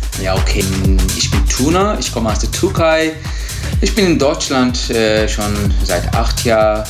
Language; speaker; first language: German; non-native, learner; Turkish